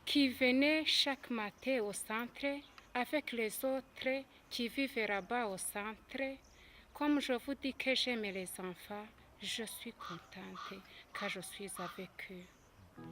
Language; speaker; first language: French; non-native, local second language; Kinyarwanda